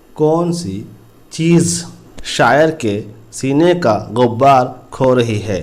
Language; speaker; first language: Urdu; native; Urdu